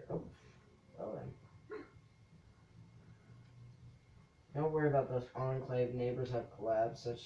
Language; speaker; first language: English; native; English